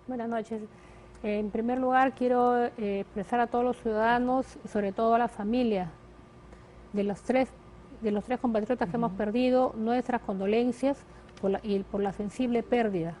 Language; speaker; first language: Spanish; native; Spanish